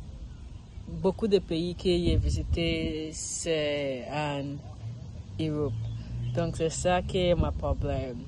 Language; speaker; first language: French; non-native, learner; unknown